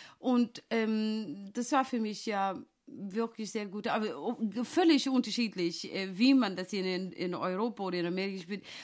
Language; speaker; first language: German; non-native, fluent; English